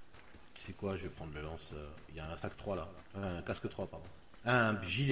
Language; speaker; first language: French; native; French